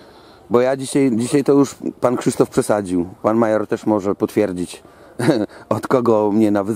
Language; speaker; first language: Polish; native; Polish